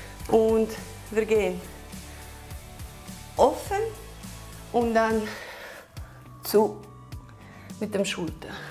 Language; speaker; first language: German; non-native, learner; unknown